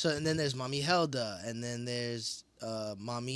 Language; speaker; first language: English; native; English